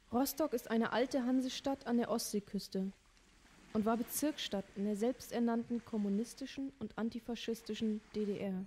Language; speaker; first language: German; native; German